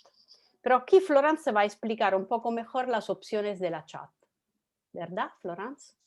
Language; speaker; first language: Spanish; non-native, fluent; Italian